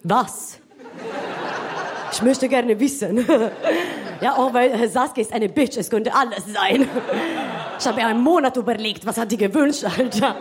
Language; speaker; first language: German; non-native, fluent; Italian